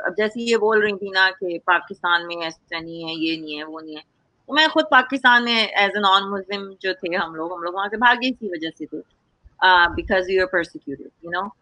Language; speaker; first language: Urdu; native; Urdu